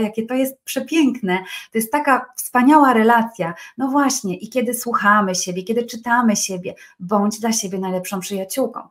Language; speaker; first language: Polish; native; Polish